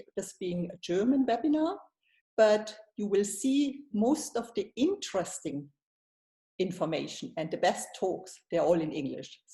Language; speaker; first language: English; non-native, fluent; German